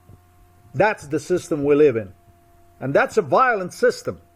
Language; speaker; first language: English; non-native, fluent; Slovenian